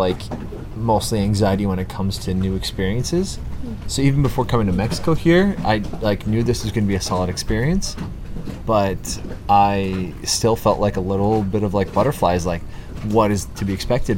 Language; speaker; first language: English; native; English